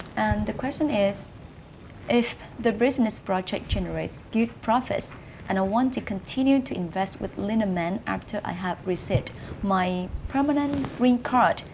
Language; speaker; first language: English; non-native, fluent; Vietnamese